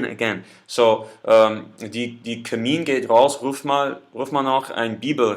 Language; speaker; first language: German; non-native, learner; English